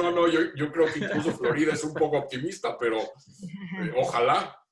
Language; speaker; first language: Spanish; native; Spanish